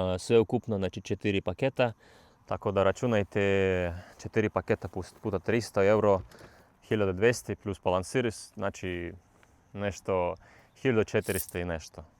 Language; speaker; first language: Bosnian; non-native, learner; Russian